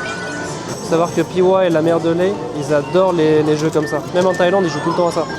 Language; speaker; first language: French; native; French